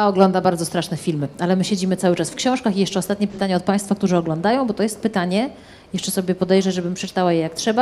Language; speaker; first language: Polish; native; Polish